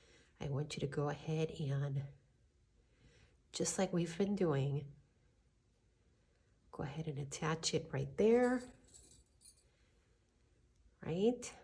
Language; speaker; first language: English; native; English